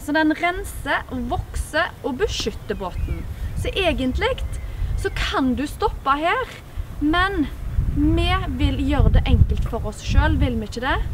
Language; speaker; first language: Norwegian; native; Norwegian